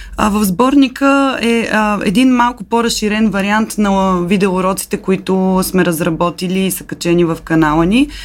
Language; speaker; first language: Bulgarian; native; Bulgarian